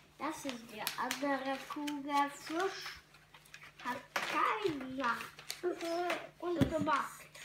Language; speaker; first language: German; non-native, learner; Hungarian